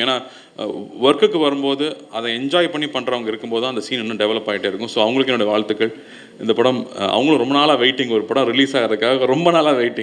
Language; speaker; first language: Tamil; native; Tamil